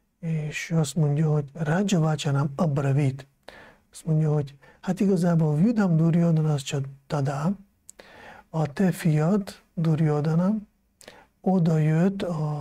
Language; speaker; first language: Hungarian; non-native, fluent; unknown